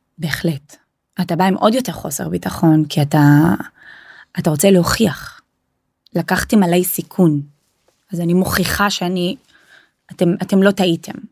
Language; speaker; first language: Hebrew; non-native, local second language; Arabic